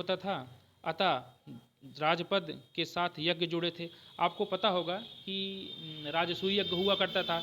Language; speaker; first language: Hindi; native; Hindi